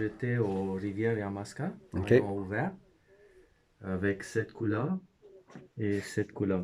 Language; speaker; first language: French; non-native, fluent; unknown